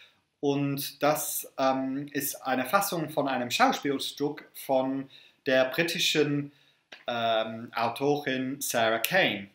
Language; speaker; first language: German; non-native, fluent; English